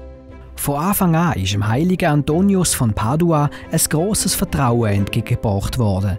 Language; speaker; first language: German; native; German